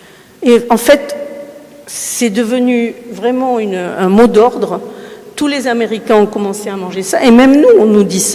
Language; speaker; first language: French; early bilingual, other home language; Spanish